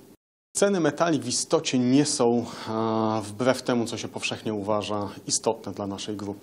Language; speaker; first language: Polish; native; Polish